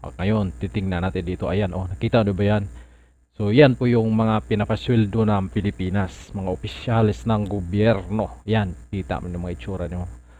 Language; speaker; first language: Filipino; non-native, local second language; Cebuano